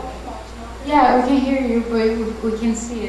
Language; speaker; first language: English; non-native, learner; Portuguese